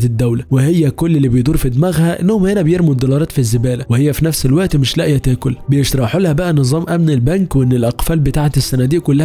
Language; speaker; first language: Arabic; native; Arabic